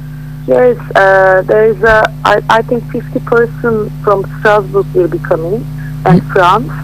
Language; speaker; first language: English; non-native, learner; Turkish